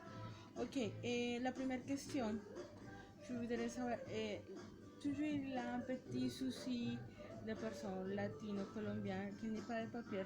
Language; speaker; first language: French; non-native, learner; Spanish